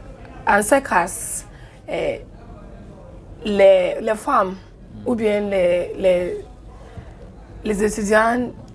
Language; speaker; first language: French; non-native, learner; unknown